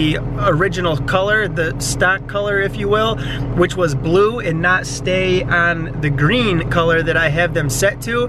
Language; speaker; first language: English; native; English